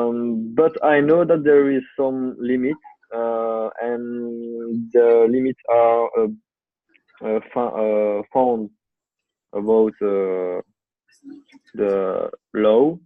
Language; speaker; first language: English; non-native, learner; French